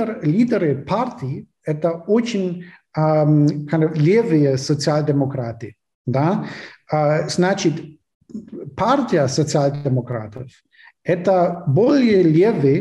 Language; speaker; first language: Russian; non-native, fluent; German